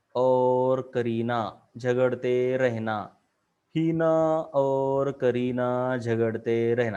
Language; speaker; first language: Hindi; non-native, local second language; Marathi